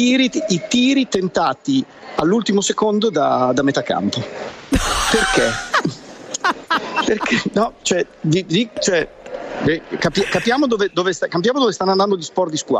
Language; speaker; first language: Italian; native; Italian